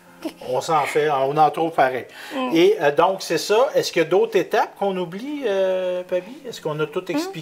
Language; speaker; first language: French; native; French